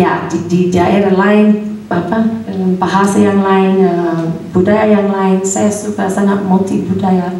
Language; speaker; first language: Indonesian; non-native, fluent; English